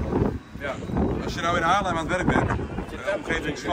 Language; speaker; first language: Dutch; native; Dutch